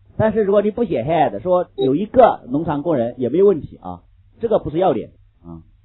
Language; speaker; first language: Chinese; native; Chinese